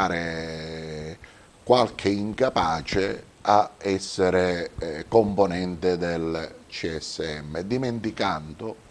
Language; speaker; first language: Italian; native; Italian